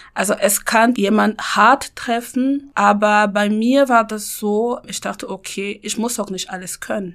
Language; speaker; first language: German; non-native, fluent; French